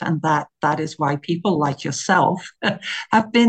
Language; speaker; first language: English; native; English